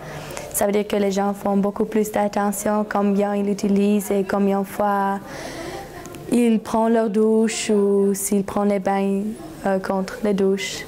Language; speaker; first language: French; non-native, learner; German